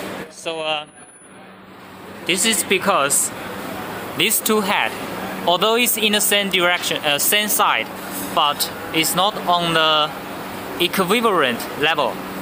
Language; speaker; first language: English; non-native, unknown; Chinese